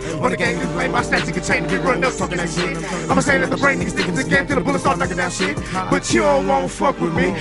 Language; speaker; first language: English; native; English